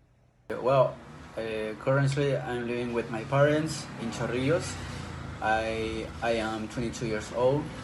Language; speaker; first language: English; non-native, fluent; Spanish